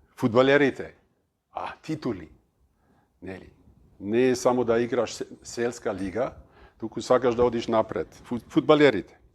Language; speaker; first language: Macedonian; non-native, fluent; German